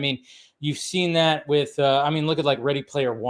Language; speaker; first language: English; native; English